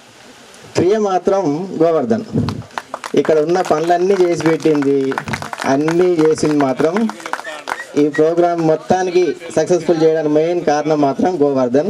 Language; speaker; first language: Telugu; native; Telugu